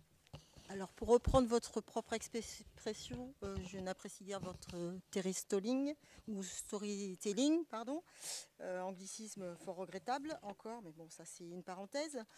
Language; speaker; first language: French; native; French